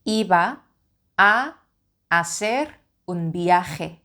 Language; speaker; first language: Spanish; non-native, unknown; Korean